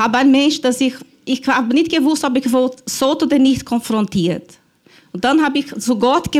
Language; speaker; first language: German; non-native, learner; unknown